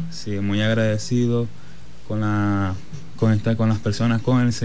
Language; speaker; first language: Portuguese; non-native, learner; Spanish